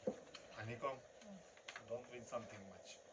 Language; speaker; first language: English; non-native, learner; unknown